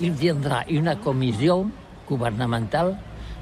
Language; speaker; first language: French; non-native, learner; Catalan